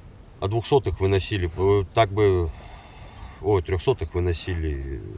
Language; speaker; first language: Russian; native; Russian